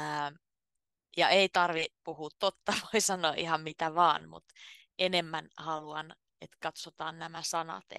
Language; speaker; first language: Finnish; native; Finnish